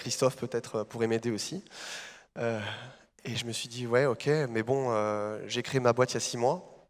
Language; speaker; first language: French; native; French